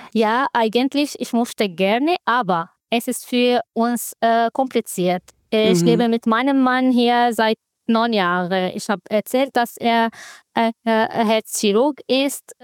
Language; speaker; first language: German; non-native, fluent; Arabic